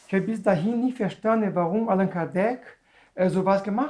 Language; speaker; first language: German; non-native, learner; Portuguese